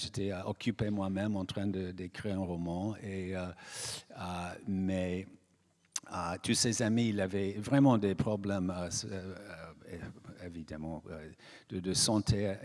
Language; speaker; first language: French; non-native, fluent; English